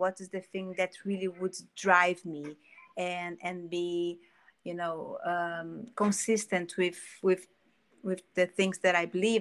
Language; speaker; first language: English; non-native, fluent; Portuguese